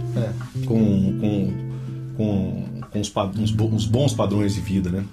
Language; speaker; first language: Portuguese; native; Portuguese